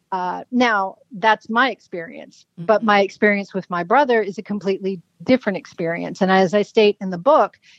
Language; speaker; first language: English; native; English